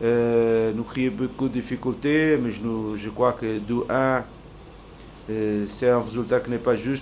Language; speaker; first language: French; non-native, learner; Portuguese